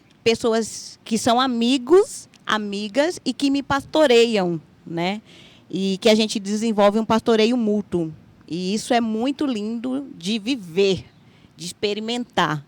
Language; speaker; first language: Portuguese; native; Portuguese